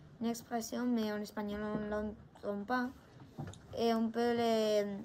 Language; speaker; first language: French; non-native, local second language; Spanish